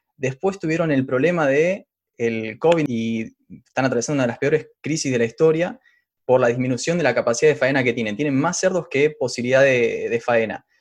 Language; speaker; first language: Spanish; native; Spanish